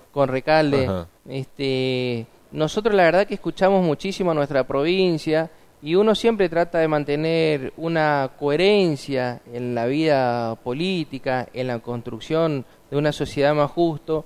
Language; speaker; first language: Spanish; native; Spanish